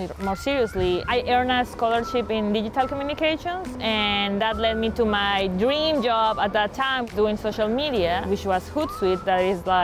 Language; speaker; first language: English; non-native, fluent; Spanish